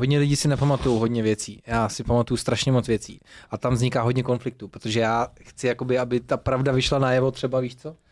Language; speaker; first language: Czech; native; Czech